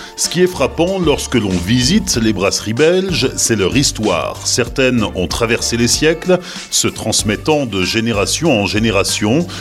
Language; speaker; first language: French; native; French